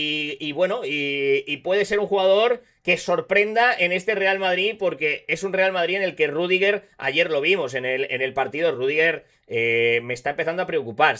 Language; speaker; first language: Spanish; native; Spanish